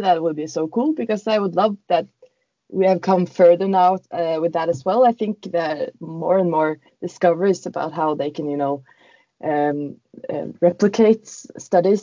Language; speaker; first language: English; non-native, fluent; Norwegian